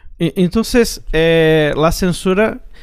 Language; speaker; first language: Spanish; non-native, learner; Portuguese